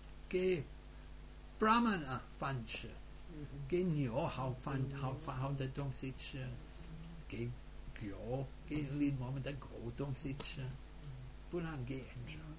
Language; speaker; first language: Chinese; non-native, fluent; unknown